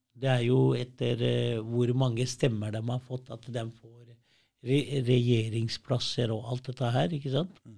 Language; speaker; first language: Norwegian; early bilingual, other home language; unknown